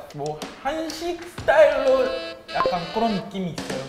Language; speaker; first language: Korean; non-native, learner; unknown